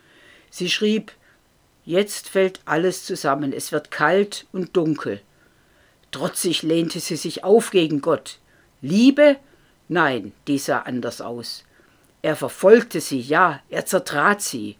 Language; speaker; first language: German; native; German